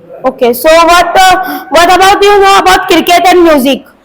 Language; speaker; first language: English; non-native, learner; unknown